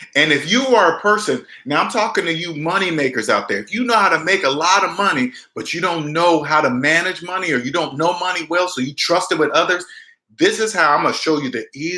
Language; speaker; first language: English; native; English